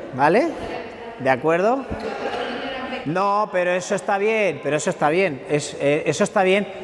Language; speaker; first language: Spanish; non-native, local second language; Catalan